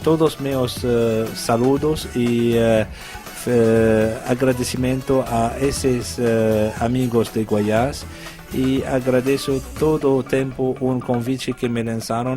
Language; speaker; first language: Portuguese; non-native, fluent; Arabic